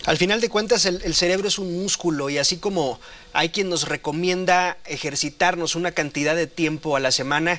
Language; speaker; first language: Spanish; native; Spanish